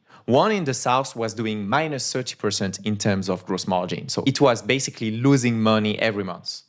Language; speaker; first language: English; non-native, fluent; French